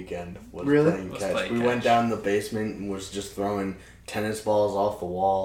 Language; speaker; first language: English; native; English